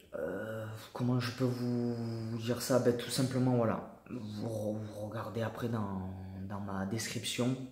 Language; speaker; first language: French; native; French